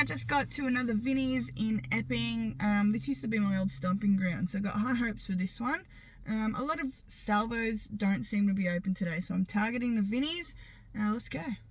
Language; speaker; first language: English; native; English